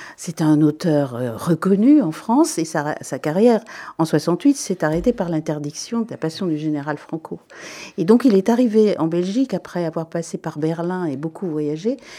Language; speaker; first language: French; native; French